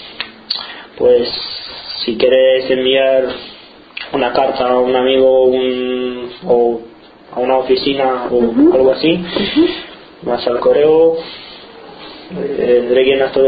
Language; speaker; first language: Spanish; non-native, fluent; Romanian